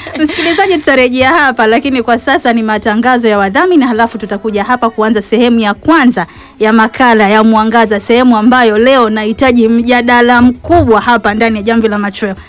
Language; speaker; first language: Swahili; native; Swahili